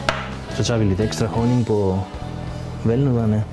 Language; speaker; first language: Danish; non-native, fluent; Greek